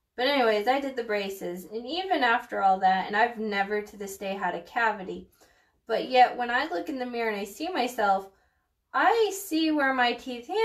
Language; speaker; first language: English; early bilingual, other home language; Spanish